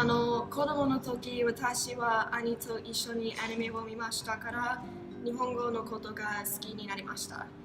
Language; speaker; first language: Japanese; non-native, learner; English